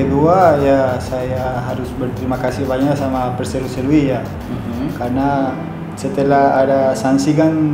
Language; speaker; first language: Indonesian; non-native, fluent; Spanish